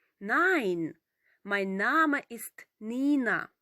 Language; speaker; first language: German; non-native, fluent; Ukrainian